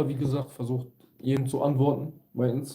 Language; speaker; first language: German; early bilingual, other home language; Kurdish